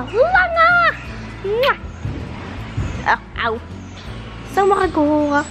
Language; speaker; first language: Dutch; native; Dutch